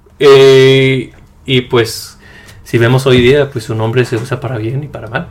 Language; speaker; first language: Spanish; early bilingual, heritage; Spanish